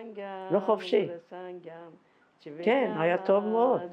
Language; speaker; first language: Hebrew; non-native, fluent; Persian